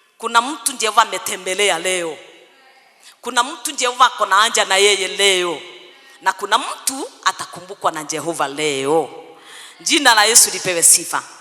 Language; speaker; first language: Swahili; non-native, local second language; Kikuyu